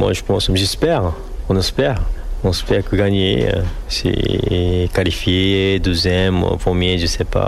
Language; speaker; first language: French; non-native, learner; Japanese